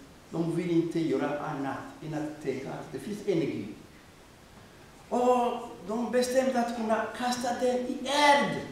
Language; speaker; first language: Swedish; non-native, fluent; Rundi